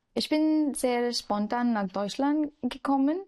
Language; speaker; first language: German; non-native, learner; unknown